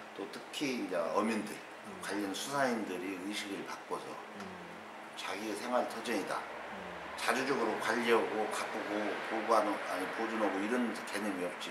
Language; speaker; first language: Korean; native; Korean